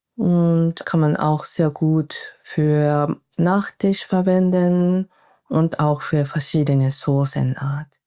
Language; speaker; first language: German; non-native, fluent; Japanese